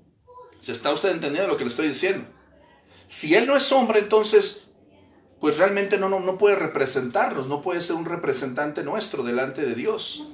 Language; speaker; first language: Spanish; native; Spanish